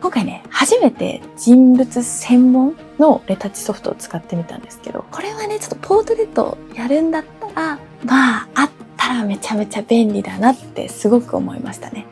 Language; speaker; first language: Japanese; native; Japanese